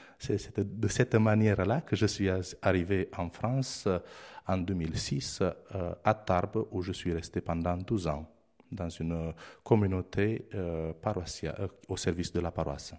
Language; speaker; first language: French; non-native, fluent; Romanian